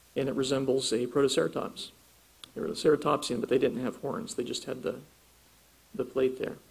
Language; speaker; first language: English; native; English